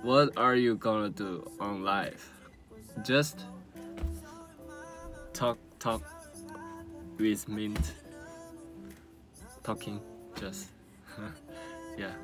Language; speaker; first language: English; non-native, learner; Korean